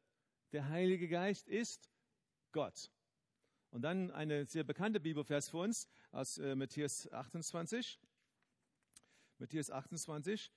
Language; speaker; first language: German; non-native, fluent; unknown